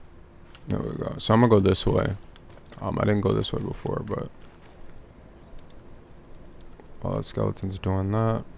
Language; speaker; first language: English; native; English